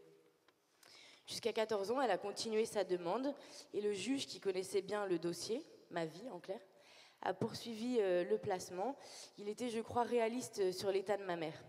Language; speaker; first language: French; native; French